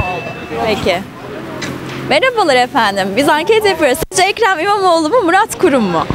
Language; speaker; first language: Turkish; native; Turkish